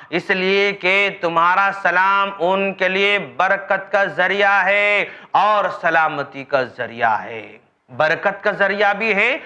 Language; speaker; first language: Urdu; native; Urdu